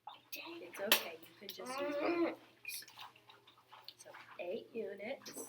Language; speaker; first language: English; native; English